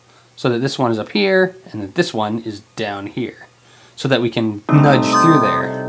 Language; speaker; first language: English; native; English